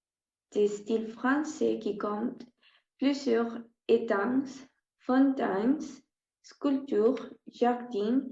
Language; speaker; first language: French; non-native, learner; Spanish